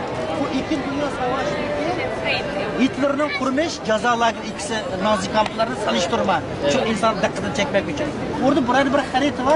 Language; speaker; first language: Turkish; non-native, learner; Uyghur